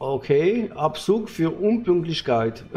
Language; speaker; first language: German; non-native, fluent; French